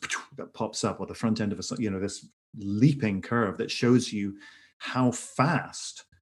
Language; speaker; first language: English; native; English